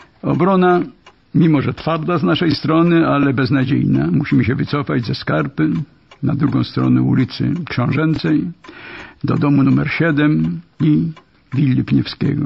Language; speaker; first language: Polish; native; Polish